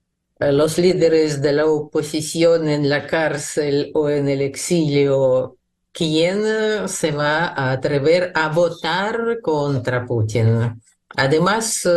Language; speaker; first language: Spanish; non-native, fluent; Russian